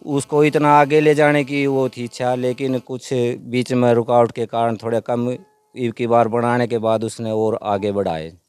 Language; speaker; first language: Hindi; native; Hindi